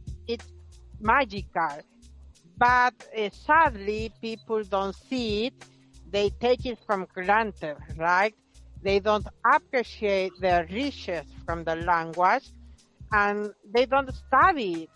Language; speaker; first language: English; non-native, fluent; Spanish